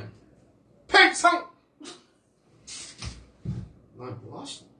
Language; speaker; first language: Korean; native; Korean